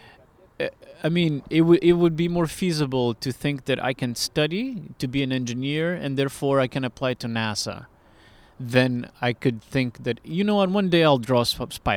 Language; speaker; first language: English; non-native, fluent; Portuguese